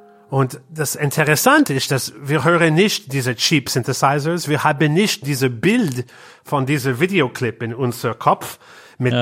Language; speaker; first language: German; non-native, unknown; English